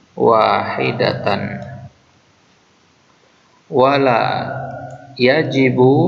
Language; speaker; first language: Arabic; non-native, fluent; Indonesian